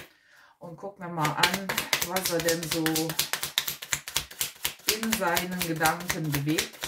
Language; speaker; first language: German; native; German